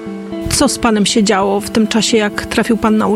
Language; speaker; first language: Polish; native; Polish